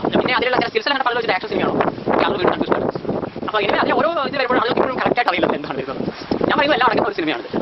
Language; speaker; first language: Malayalam; non-native, local second language; Hindi